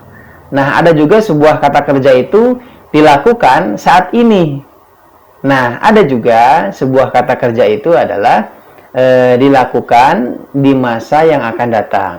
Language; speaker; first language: Indonesian; native; Indonesian